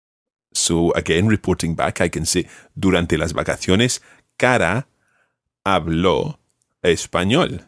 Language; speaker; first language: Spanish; non-native, fluent; English